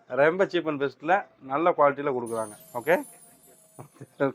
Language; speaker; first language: Tamil; native; Tamil